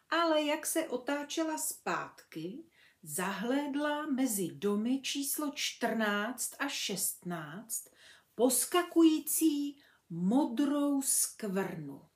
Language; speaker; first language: Czech; native; Czech